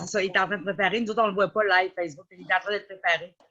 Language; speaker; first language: French; native; French